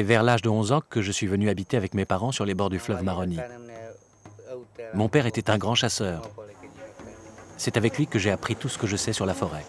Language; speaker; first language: French; native; French